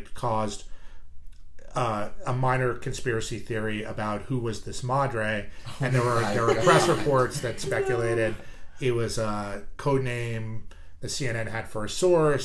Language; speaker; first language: English; native; English